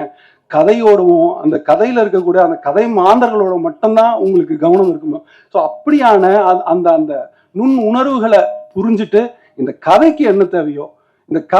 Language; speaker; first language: Tamil; native; Tamil